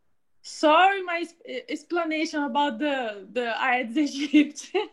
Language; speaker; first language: English; non-native, learner; Portuguese